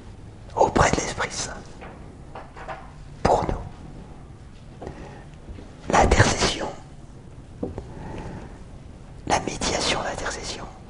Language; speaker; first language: French; native; French